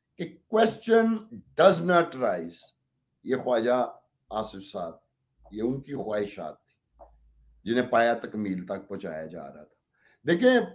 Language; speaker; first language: Urdu; non-native, local second language; Punjabi